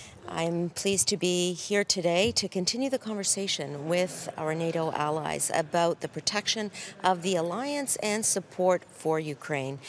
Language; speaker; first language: English; native; English